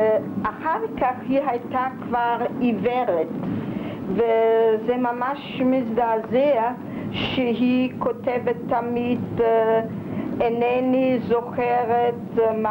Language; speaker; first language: Hebrew; early bilingual, other home language; German